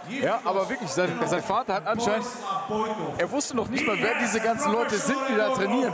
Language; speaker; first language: German; native; German